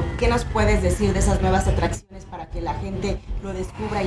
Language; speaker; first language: Spanish; native; Spanish